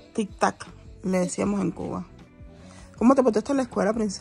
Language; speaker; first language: Spanish; native; Spanish